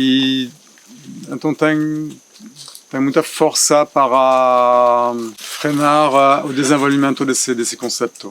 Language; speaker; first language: Portuguese; non-native, fluent; French